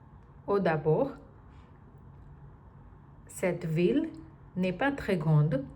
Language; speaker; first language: French; non-native, learner; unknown